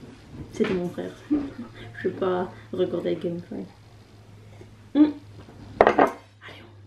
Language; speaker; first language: French; non-native, learner; Norwegian